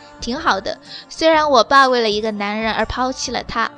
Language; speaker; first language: Chinese; native; Chinese